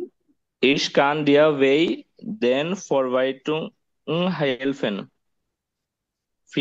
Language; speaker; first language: German; non-native, learner; Bangla